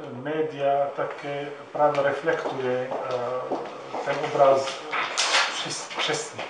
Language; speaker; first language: Czech; non-native, fluent; Arabic